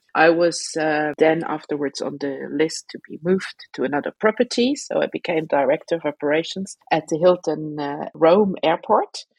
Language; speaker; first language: English; non-native, fluent; Luxembourgish